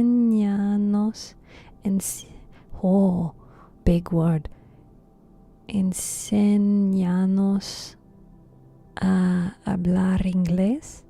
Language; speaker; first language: Spanish; non-native, learner; English